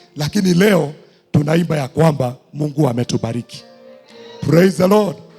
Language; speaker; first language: Swahili; non-native, local second language; Kikuyu